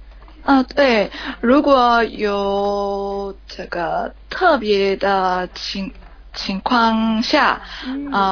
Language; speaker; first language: Chinese; non-native, learner; Korean